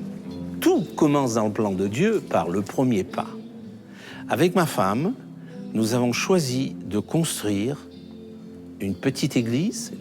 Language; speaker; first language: French; native; French